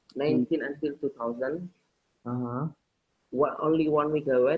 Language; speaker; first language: English; non-native, learner; Indonesian